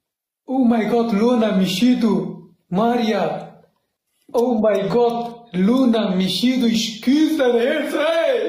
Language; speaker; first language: German; non-native, learner; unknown